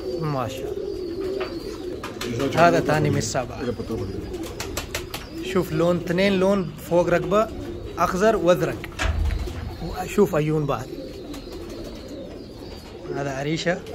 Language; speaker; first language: Arabic; non-native, learner; Urdu